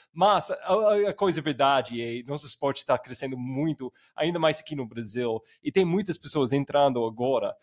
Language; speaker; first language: Portuguese; non-native, fluent; English